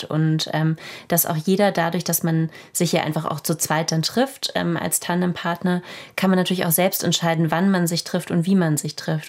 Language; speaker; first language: German; native; German